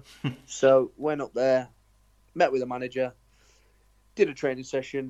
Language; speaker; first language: English; native; English